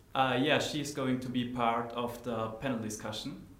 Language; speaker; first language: English; non-native, fluent; German